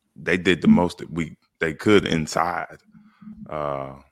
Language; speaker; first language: English; native; English